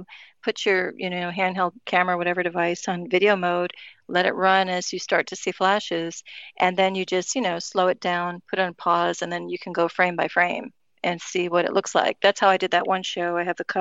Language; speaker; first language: English; native; English